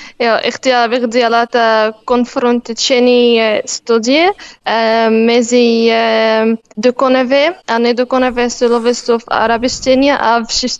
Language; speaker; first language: Czech; non-native, learner; Arabic